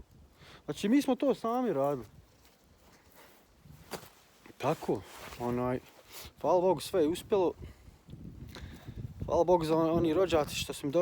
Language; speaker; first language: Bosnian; early bilingual, heritage; Croatian